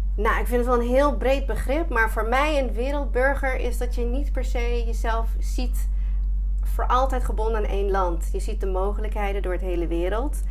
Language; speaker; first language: Dutch; non-native, fluent; English